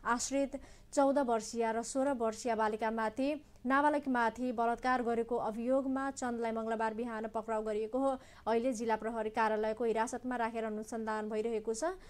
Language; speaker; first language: Nepali; non-native, local second language; Maithili